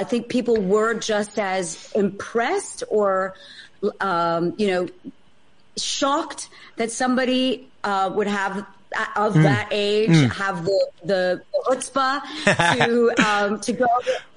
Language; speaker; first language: English; native; English